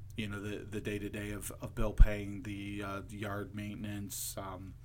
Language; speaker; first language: English; native; English